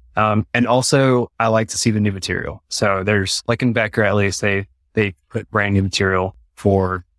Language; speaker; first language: English; native; English